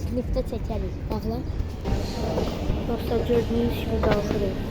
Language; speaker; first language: Turkish; non-native, learner; Azerbaijani